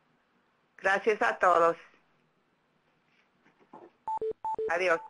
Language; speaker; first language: Spanish; non-native, fluent; English